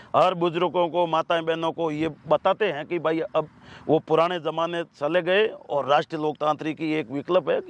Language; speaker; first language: Hindi; native; Hindi